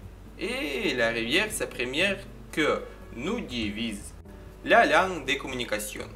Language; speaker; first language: French; non-native, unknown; Ukrainian